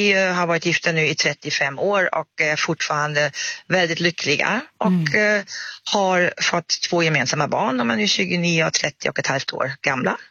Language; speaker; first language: Swedish; non-native, fluent; German